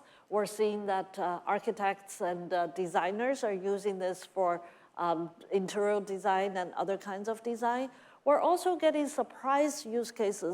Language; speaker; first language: English; non-native, fluent; Chinese